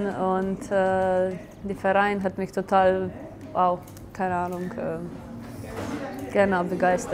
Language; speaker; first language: German; non-native, fluent; Slovenian